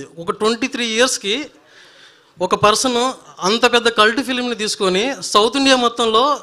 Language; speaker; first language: Telugu; native; Telugu